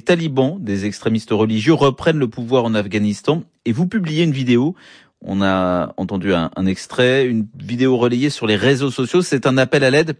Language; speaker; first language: French; native; French